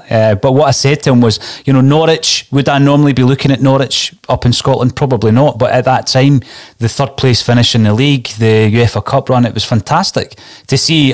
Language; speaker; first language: English; native; English